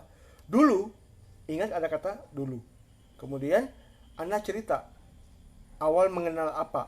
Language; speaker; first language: Indonesian; native; Indonesian